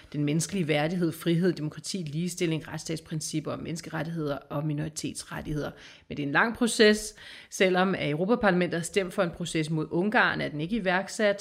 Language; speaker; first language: Danish; native; Danish